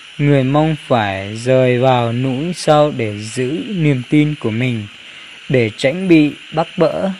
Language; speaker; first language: Vietnamese; non-native, local second language; Hmong